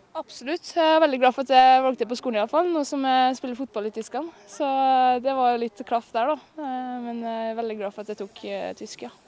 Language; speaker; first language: Norwegian; native; Norwegian